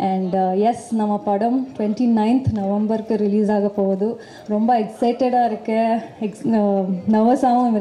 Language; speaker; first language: Tamil; non-native, local second language; Kannada